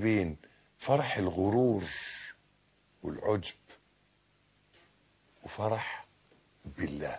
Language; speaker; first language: Arabic; native; Arabic